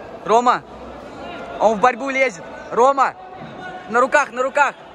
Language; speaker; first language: Russian; native; Russian